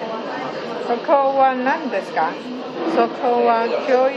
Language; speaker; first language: Japanese; non-native, learner; Chinese